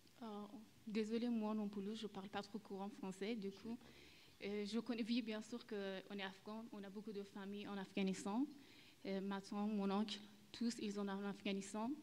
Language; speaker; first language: French; early bilingual, other home language; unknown